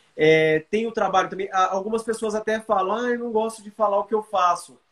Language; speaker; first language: Portuguese; native; Portuguese